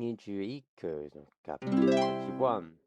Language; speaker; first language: Japanese; non-native, learner; English